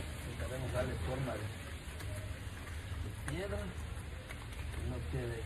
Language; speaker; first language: Spanish; native; Spanish